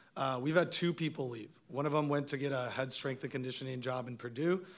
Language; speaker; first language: English; non-native, fluent; Hebrew